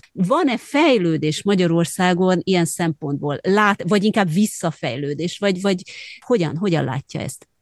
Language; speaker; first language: Hungarian; native; Hungarian